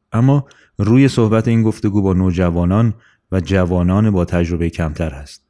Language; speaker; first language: Persian; native; Persian